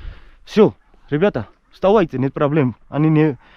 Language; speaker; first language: Russian; non-native, learner; Georgian